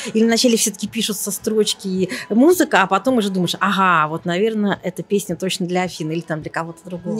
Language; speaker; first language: Russian; native; Russian